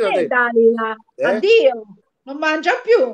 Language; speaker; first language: Italian; native; Italian